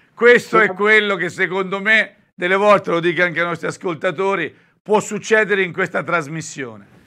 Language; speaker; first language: Italian; native; Italian